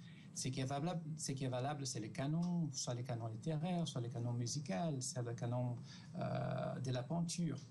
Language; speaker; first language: French; non-native, fluent; Portuguese